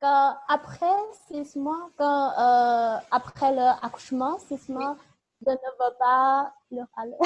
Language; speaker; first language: French; non-native, learner; Chinese